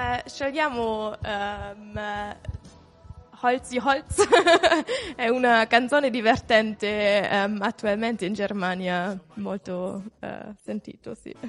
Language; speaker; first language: Italian; non-native, fluent; German